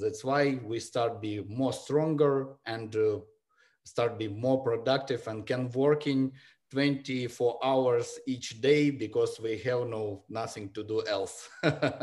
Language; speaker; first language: English; non-native, learner; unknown